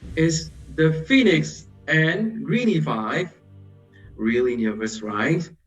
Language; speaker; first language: English; non-native, fluent; Vietnamese